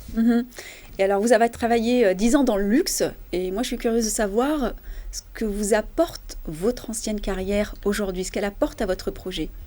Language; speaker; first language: French; native; French